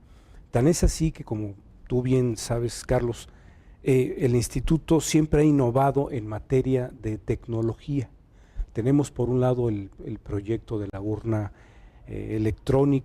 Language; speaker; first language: Spanish; native; Spanish